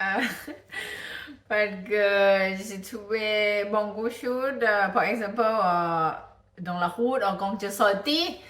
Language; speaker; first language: French; non-native, learner; Thai